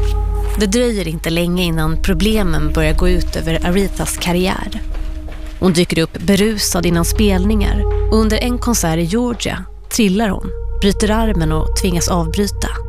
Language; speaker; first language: Swedish; native; Swedish